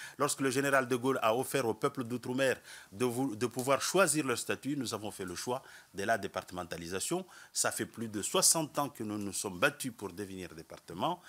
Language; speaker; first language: French; non-native, local second language; Comorian